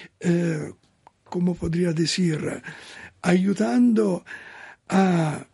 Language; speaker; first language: Spanish; non-native, learner; Italian